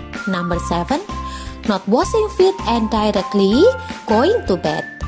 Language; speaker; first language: English; non-native, fluent; Indonesian